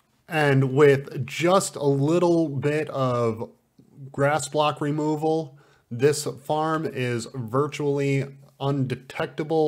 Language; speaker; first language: English; native; English